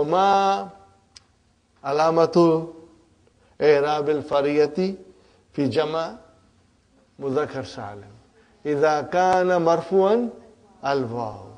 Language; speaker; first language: Arabic; non-native, fluent; Urdu